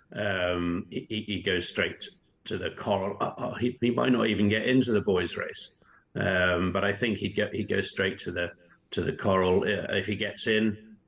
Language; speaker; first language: English; native; English